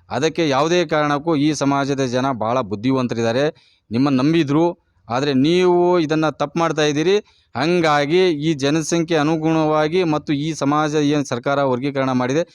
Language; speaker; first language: Kannada; non-native, local second language; Lambadi